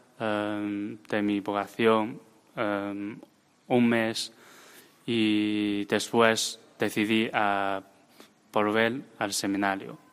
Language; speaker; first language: Spanish; non-native, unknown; Chinese